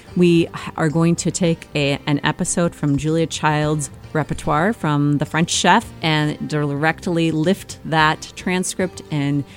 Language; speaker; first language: English; native; English